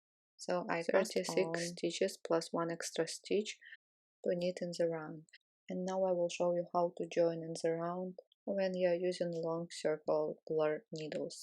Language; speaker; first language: English; non-native, fluent; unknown